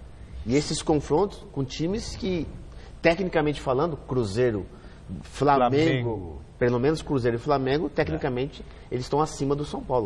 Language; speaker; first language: Portuguese; native; Portuguese